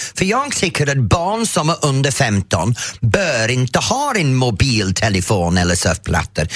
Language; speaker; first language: Swedish; non-native, fluent; English